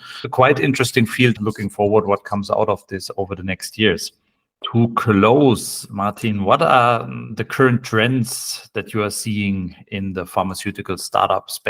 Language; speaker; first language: English; non-native, fluent; German